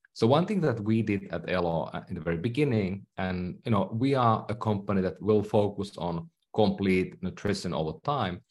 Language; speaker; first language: English; non-native, fluent; Finnish